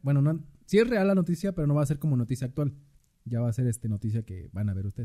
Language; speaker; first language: Spanish; native; Spanish